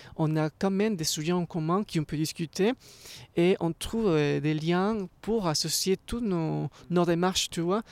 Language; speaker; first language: French; non-native, fluent; Spanish